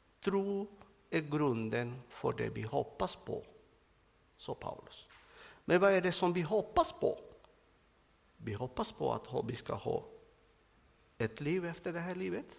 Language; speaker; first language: Swedish; non-native, fluent; Spanish